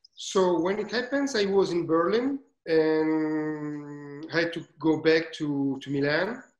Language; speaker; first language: English; non-native, learner; Italian